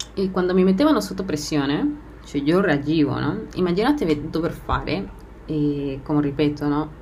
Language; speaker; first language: Italian; non-native, fluent; Spanish